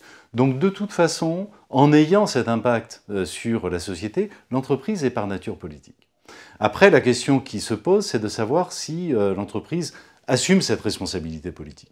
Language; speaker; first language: French; native; French